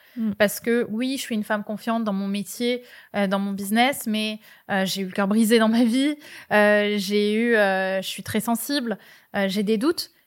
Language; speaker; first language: French; native; French